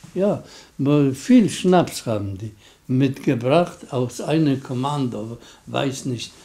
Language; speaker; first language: German; non-native, learner; Polish